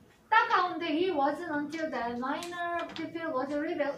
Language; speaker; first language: English; non-native, fluent; Korean